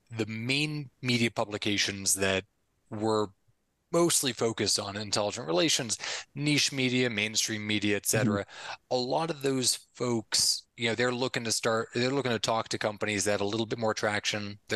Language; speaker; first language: English; native; English